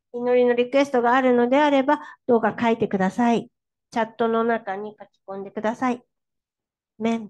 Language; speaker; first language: Japanese; non-native, fluent; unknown